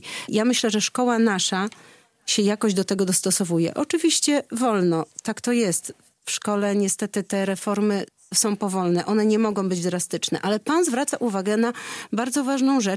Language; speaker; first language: Polish; native; Polish